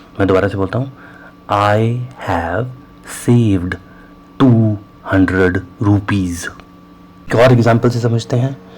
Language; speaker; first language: Hindi; native; Hindi